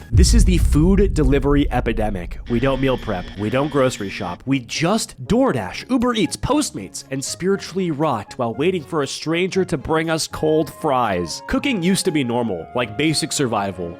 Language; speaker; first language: English; native; English